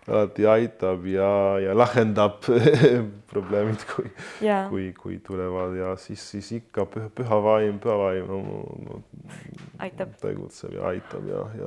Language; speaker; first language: Estonian; non-native, fluent; Polish